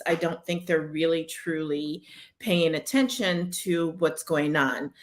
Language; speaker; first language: English; native; English